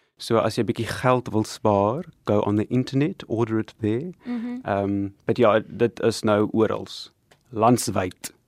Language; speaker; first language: Afrikaans; non-native, local second language; English